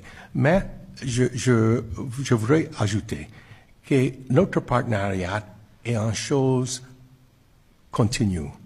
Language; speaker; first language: French; non-native, fluent; English